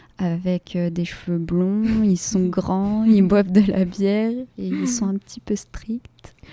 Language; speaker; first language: French; native; French